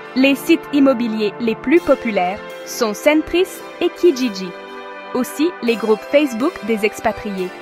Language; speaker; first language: French; native; French